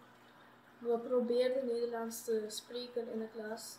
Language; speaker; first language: Dutch; non-native, local second language; Papiamento